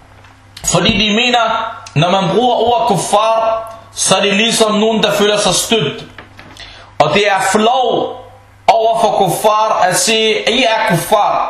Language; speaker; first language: Danish; early bilingual, other home language; Arabic